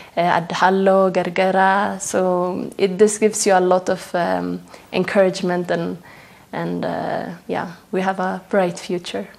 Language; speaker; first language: English; non-native, fluent; Tigrinya